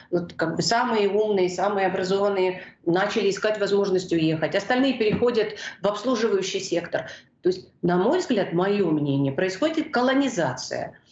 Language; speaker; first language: Russian; non-native, local second language; Georgian